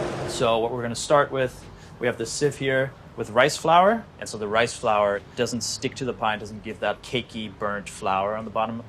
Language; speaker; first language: English; native; English